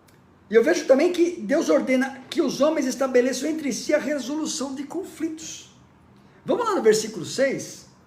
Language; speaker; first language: Portuguese; native; Portuguese